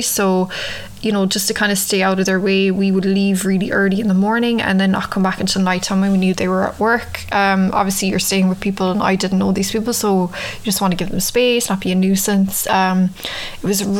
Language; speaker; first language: English; native; English